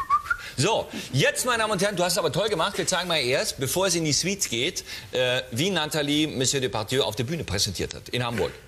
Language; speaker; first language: German; native; German